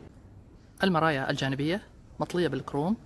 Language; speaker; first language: Arabic; native; Arabic